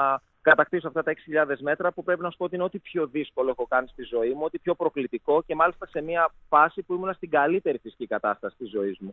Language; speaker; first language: Greek; native; Greek